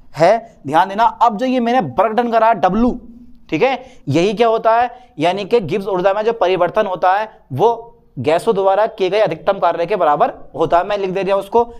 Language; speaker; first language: Hindi; native; Hindi